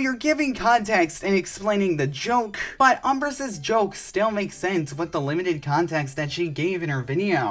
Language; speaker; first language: English; native; English